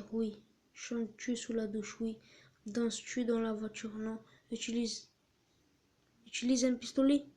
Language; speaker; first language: French; native; French